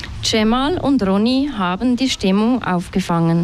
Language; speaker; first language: German; native; German